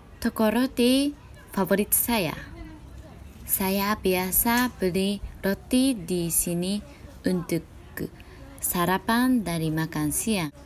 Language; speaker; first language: Indonesian; non-native, learner; Japanese